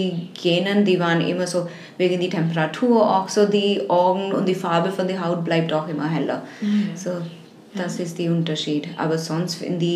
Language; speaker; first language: German; non-native, fluent; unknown